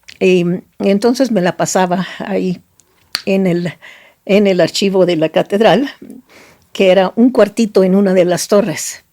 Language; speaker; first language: Spanish; non-native, fluent; Italian